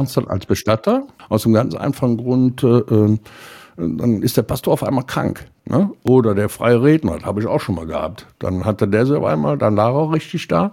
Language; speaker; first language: German; native; German